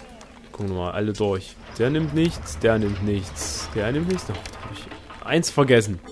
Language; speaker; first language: German; native; German